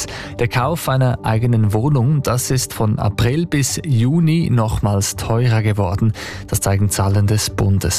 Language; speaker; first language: German; native; German